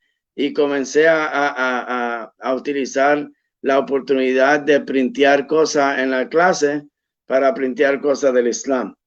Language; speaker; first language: Spanish; early bilingual, heritage; Spanish